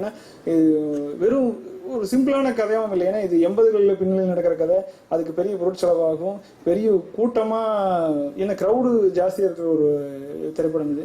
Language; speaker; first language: Tamil; native; Tamil